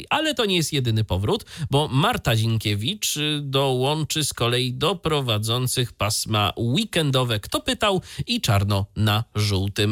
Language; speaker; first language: Polish; native; Polish